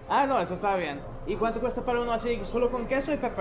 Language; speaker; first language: Spanish; non-native, learner; English